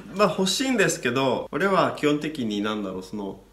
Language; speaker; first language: Japanese; non-native, fluent; Italian